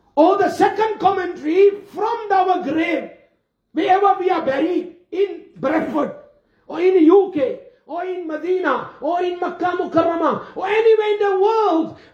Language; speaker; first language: English; non-native, local second language; Urdu